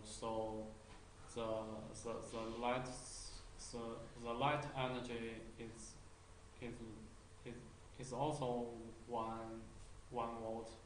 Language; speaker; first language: English; non-native, learner; Chinese